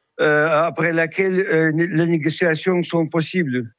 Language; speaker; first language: French; non-native, fluent; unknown